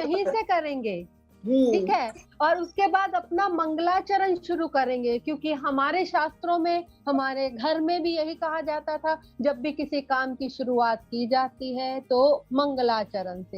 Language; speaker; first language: Hindi; native; Hindi